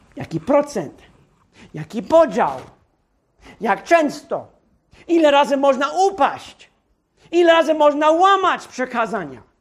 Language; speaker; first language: Polish; non-native, fluent; English